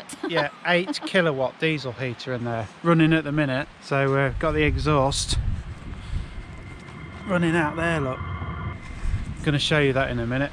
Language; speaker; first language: English; native; English